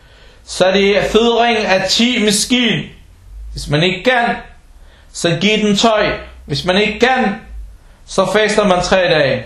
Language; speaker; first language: Danish; early bilingual, other home language; Arabic